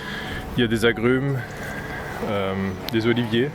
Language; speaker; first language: French; native; French